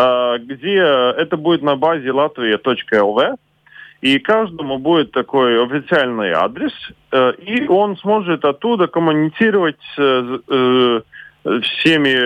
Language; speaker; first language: Russian; non-native, local second language; Latvian